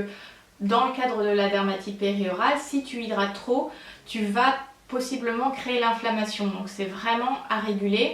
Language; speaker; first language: French; native; French